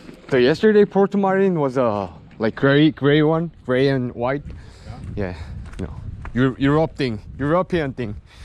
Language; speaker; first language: English; non-native, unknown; Korean